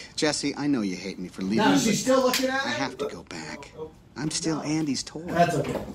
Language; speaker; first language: English; native; English